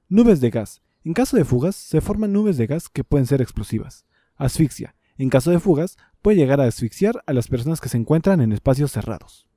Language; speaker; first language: Spanish; native; Spanish